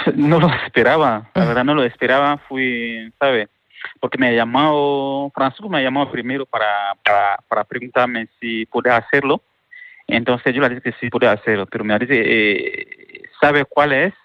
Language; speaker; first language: Spanish; non-native, learner; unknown